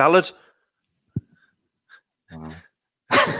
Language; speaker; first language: English; native; English